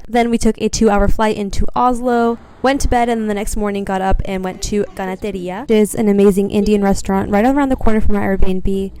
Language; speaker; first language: English; native; English